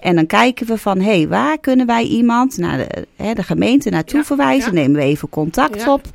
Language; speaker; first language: Dutch; native; Dutch